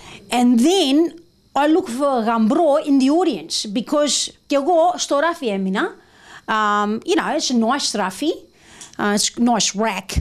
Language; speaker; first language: English; early bilingual, other home language; Greek